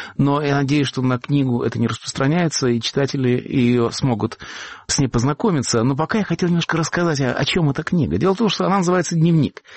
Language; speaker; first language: Russian; native; Russian